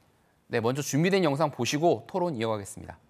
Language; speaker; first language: Korean; native; Korean